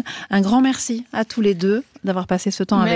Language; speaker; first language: French; native; French